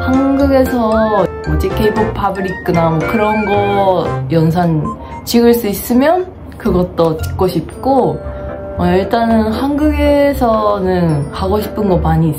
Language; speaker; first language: Korean; non-native, fluent; Japanese